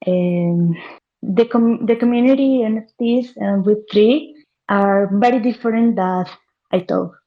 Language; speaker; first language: English; non-native, learner; Spanish